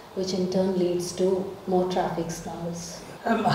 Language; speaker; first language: English; non-native, local second language; Malayalam